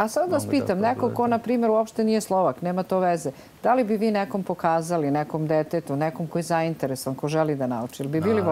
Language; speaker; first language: Serbian; native; Serbian